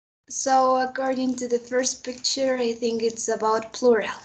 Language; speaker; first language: English; non-native, learner; Spanish